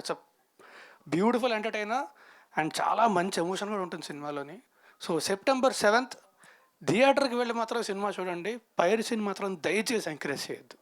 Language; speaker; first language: Telugu; native; Telugu